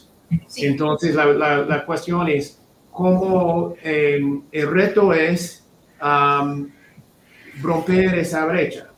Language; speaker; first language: Spanish; non-native, fluent; English